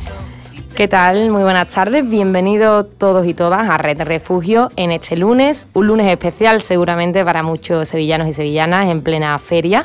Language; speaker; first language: Spanish; native; Spanish